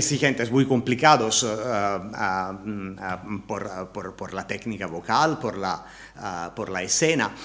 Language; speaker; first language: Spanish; non-native, learner; Italian